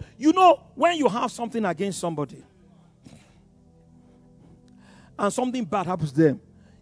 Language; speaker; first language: English; non-native, local second language; Yoruba